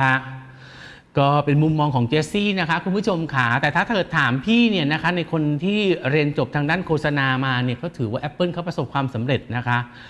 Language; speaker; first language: Thai; native; Thai